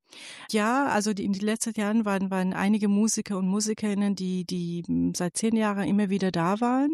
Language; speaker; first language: German; non-native, fluent; Persian